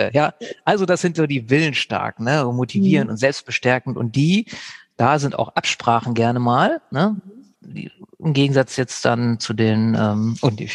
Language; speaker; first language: German; native; German